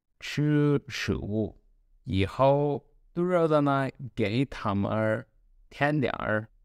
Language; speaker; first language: Chinese; non-native, learner; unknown